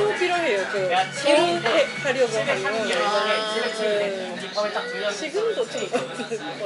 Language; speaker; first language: Korean; non-native, learner; Japanese